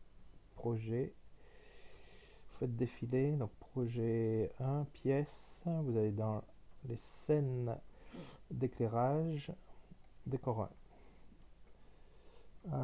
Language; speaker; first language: French; native; French